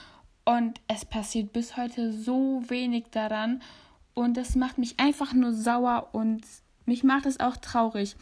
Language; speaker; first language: German; early bilingual, other home language; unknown